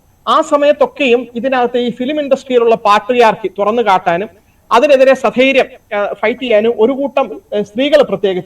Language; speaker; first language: Malayalam; native; Malayalam